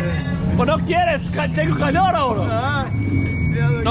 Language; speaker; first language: Spanish; non-native, learner; English